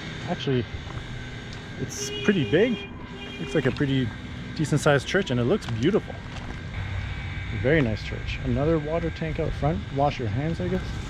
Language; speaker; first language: English; native; English